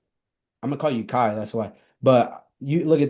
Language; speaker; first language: English; native; English